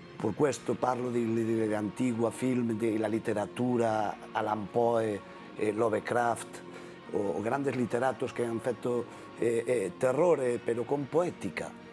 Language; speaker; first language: Italian; non-native, learner; Spanish